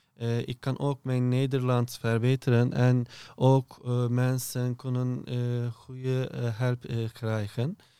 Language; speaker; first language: Dutch; non-native, learner; Turkish